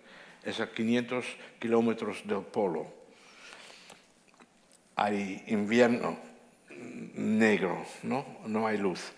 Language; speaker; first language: Spanish; non-native, fluent; Dutch